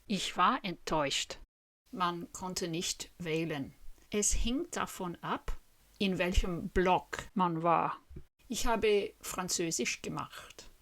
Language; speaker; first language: German; non-native, fluent; English